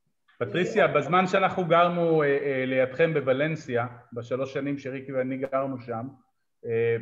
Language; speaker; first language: Hebrew; native; Hebrew